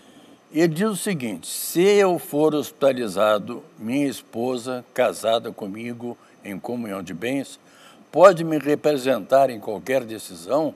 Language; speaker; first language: Portuguese; native; Portuguese